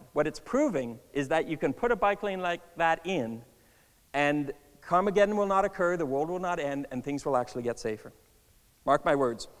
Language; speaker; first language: English; native; English